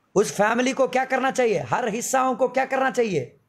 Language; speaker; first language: Hindi; non-native, local second language; Malayalam